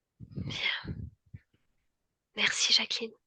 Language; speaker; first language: French; native; French